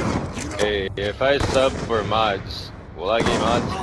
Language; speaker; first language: English; native; English